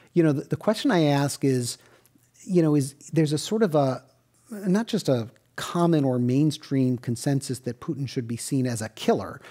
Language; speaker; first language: English; native; English